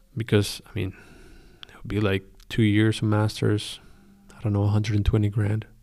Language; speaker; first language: English; non-native, fluent; Spanish